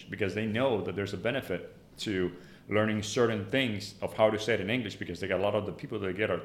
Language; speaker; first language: English; non-native, fluent; Spanish